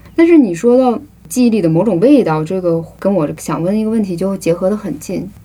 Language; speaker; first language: Chinese; native; Chinese